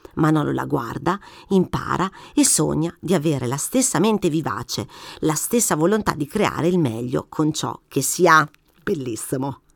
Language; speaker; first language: Italian; native; Italian